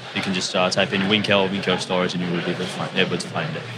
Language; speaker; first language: English; non-native, fluent; Japanese